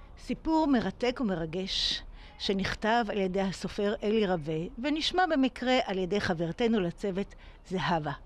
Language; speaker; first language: Hebrew; native; Hebrew